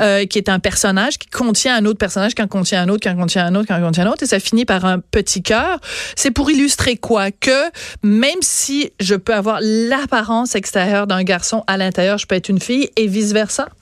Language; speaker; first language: French; native; French